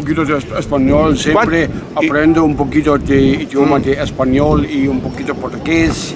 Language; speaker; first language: Italian; non-native, learner; Russian